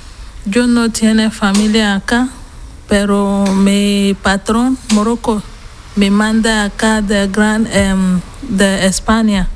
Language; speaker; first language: Spanish; non-native, learner; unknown